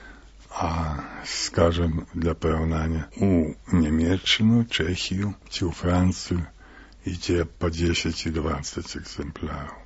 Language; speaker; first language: Belarusian; native; Belarusian